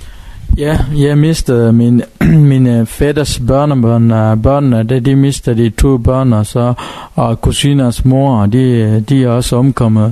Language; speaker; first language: Danish; non-native, learner; Tamil